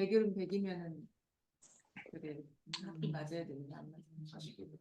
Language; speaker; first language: Korean; native; Korean